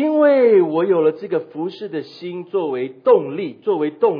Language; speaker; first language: Chinese; native; Chinese